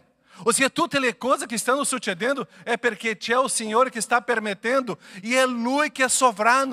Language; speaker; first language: Italian; non-native, fluent; Portuguese